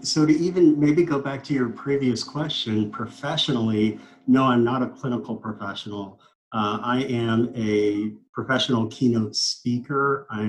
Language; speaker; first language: English; native; English